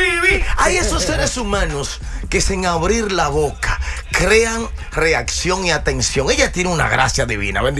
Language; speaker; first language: Spanish; native; Spanish